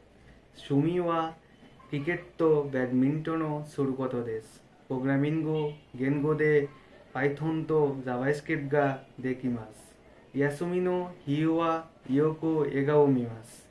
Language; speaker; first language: Japanese; non-native, learner; Bangla